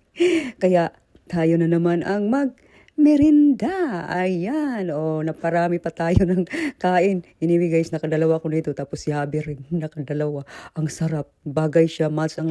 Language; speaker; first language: Filipino; native; Filipino